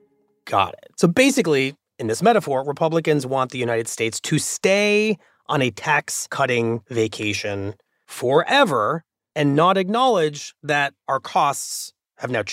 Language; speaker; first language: English; native; English